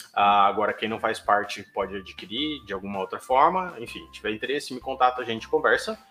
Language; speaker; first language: Portuguese; native; Portuguese